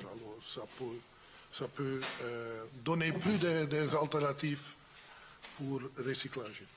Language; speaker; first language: French; non-native, fluent; Dutch